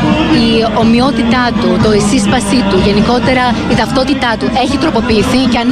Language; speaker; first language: Greek; native; Greek